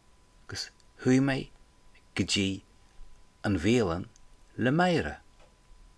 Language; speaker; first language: Irish; non-native, local second language; English